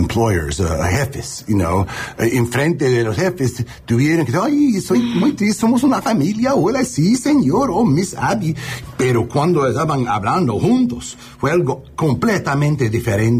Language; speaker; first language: Spanish; non-native, learner; English